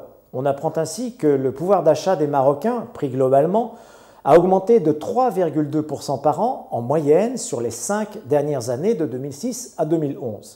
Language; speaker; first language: French; non-native, local second language; Arabic